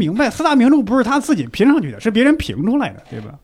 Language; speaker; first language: Chinese; native; Chinese